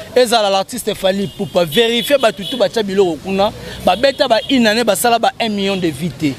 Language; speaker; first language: Lingala; native; Lingala